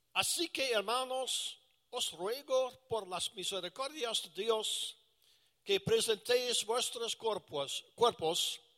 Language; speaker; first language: Spanish; non-native, learner; English